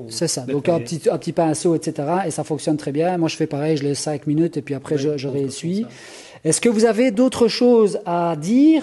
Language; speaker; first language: French; native; French